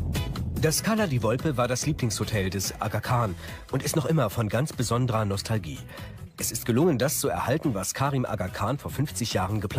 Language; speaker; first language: German; native; German